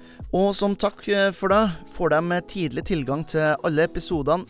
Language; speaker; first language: Norwegian; native; Norwegian